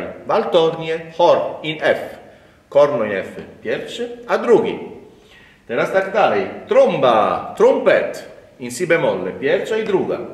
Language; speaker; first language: Polish; non-native, learner; Italian